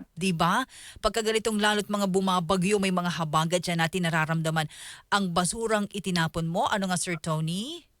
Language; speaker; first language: Filipino; native; Filipino